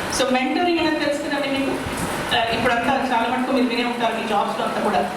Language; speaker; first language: Telugu; non-native, local second language; Kannada